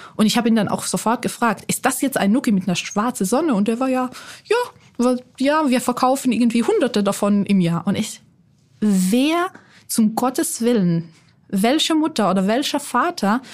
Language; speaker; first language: German; non-native, fluent; Hebrew